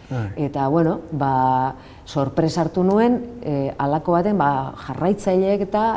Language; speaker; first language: Basque; non-native, local second language; Spanish